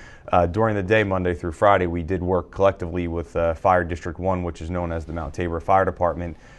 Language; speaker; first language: English; native; English